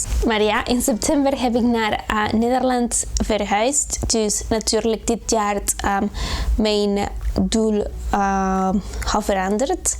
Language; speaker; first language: Dutch; non-native, learner; Spanish